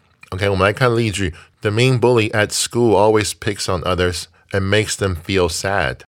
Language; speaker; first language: English; non-native, fluent; Chinese